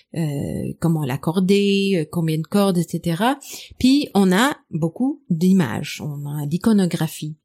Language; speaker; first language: French; non-native, fluent; English